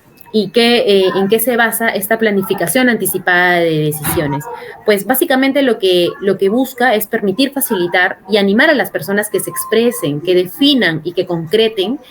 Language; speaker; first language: Spanish; native; Spanish